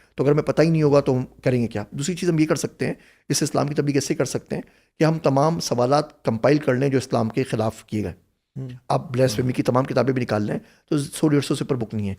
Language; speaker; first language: Urdu; native; Urdu